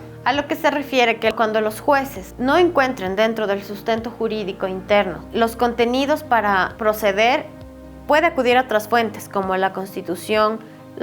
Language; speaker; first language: Spanish; native; Spanish